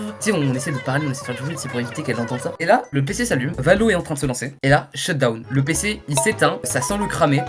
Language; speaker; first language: French; native; French